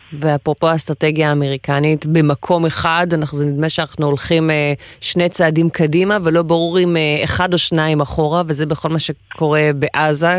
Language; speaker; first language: Hebrew; native; Hebrew